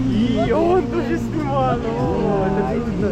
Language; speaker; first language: Russian; non-native, learner; Urdu